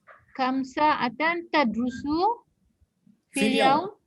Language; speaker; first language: Arabic; non-native, learner; Malay